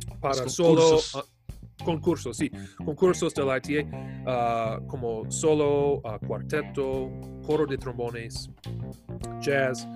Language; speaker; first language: Spanish; non-native, learner; English